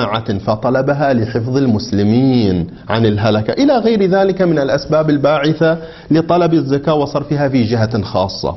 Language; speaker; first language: Arabic; native; Arabic